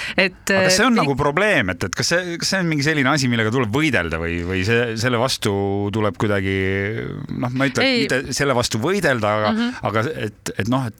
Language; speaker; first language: Estonian; native; Estonian